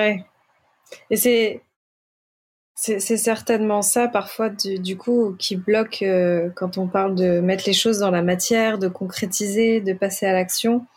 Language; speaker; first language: French; native; French